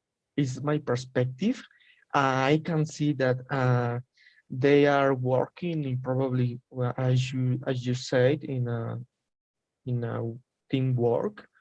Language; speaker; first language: English; non-native, learner; Spanish